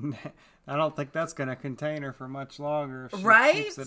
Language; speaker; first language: English; native; English